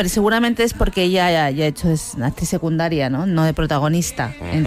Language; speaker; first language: Spanish; native; Spanish